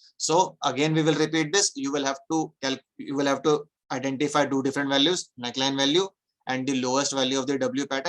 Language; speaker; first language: English; non-native, local second language; Hindi